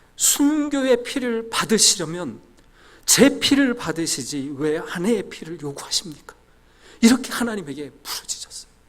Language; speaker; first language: Korean; native; Korean